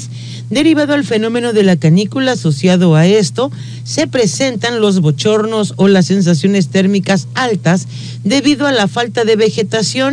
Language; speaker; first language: Spanish; native; Spanish